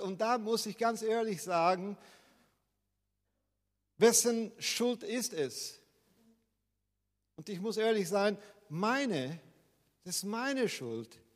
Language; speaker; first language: German; non-native, fluent; Portuguese